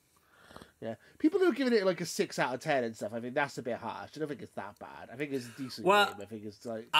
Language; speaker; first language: English; native; English